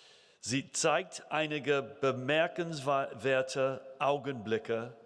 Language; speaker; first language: German; non-native, fluent; English